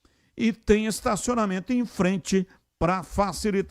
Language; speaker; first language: Portuguese; native; Portuguese